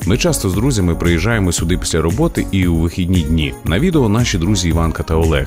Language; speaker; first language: Ukrainian; native; Ukrainian